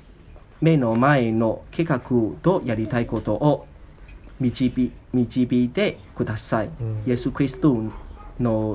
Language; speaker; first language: Japanese; non-native, learner; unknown